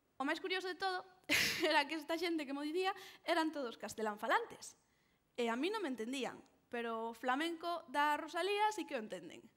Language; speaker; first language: Galician; non-native, local second language; Spanish